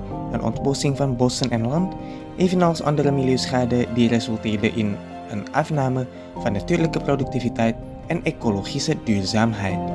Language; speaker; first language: Dutch; non-native, fluent; Indonesian